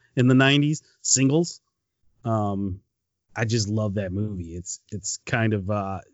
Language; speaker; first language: English; native; English